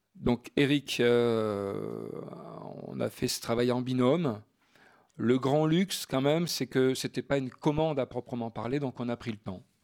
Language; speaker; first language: French; native; French